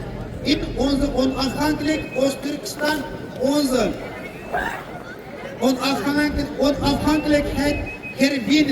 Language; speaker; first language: Dutch; non-native, local second language; Uyghur